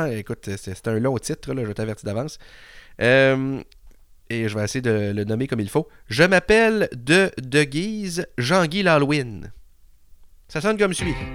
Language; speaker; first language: French; native; French